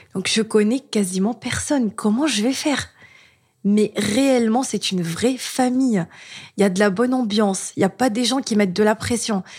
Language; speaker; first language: French; non-native, local second language; Arabic